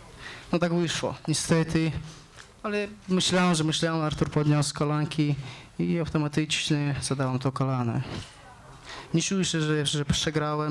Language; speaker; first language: Polish; non-native, learner; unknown